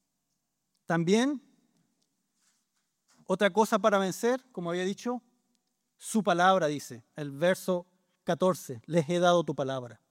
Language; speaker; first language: Spanish; native; Spanish